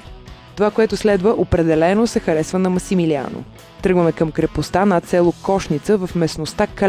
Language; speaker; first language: Bulgarian; native; Bulgarian